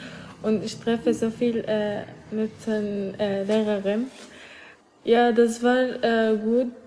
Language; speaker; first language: German; non-native, learner; Arabic